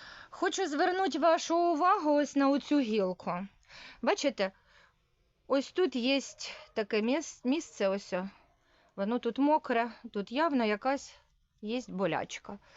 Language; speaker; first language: Ukrainian; non-native, local second language; Russian